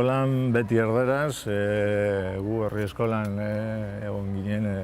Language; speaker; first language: Basque; non-native, local second language; Spanish